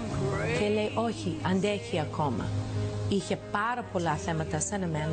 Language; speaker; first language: Greek; early bilingual, heritage; English